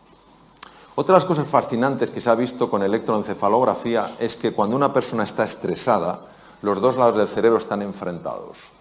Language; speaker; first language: Spanish; native; Spanish